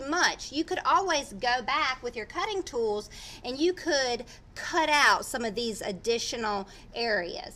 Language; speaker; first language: English; native; English